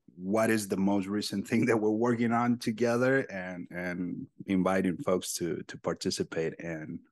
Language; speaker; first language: English; non-native, fluent; Spanish